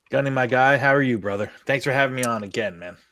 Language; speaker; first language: English; native; English